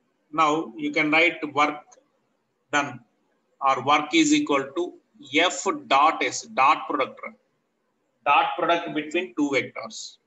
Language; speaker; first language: English; non-native, local second language; Telugu